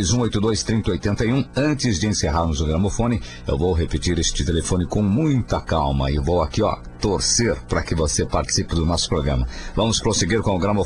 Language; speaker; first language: Portuguese; native; Portuguese